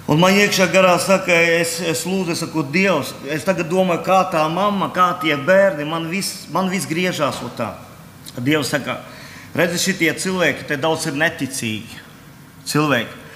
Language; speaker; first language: Latvian; non-native, local second language; Russian